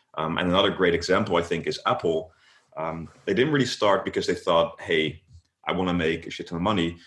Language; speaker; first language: English; non-native, fluent; Dutch